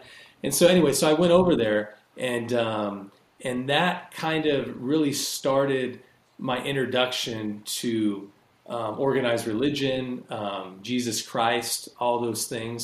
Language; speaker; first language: English; native; English